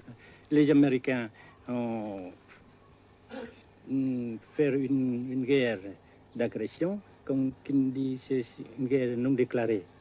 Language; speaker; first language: French; non-native, local second language; Vietnamese